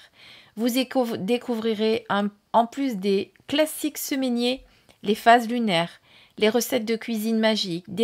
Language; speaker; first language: French; native; French